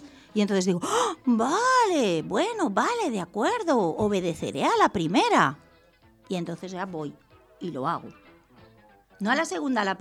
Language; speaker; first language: Spanish; native; Spanish